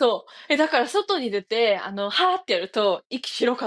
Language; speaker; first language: Japanese; native; Japanese